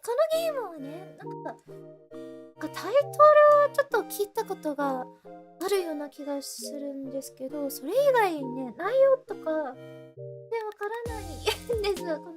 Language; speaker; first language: Japanese; non-native, fluent; English